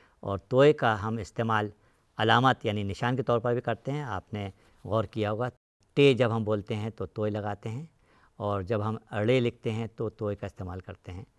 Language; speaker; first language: Hindi; native; Hindi